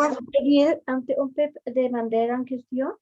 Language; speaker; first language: French; non-native, learner; Spanish